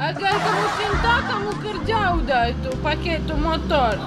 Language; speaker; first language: Indonesian; non-native, learner; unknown